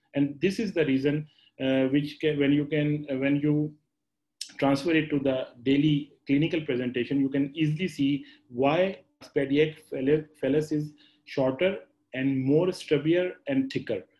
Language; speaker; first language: English; non-native, local second language; Urdu